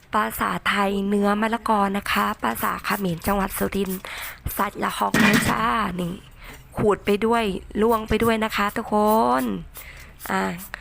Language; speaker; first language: Thai; non-native, local second language; Northern Khmer